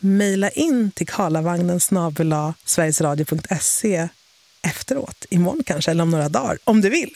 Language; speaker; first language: Swedish; native; Swedish